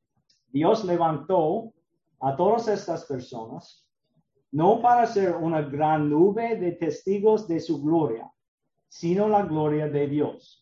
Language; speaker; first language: Spanish; non-native, learner; English